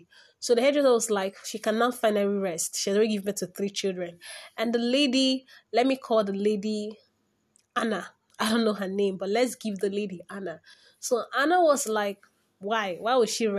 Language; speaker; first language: English; non-native, local second language; Igbo